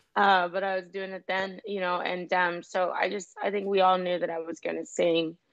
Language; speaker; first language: English; native; English